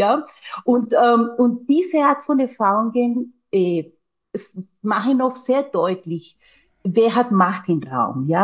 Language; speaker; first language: German; non-native, fluent; Spanish